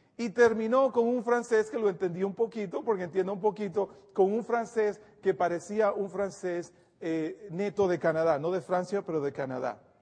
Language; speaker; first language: Spanish; native; Spanish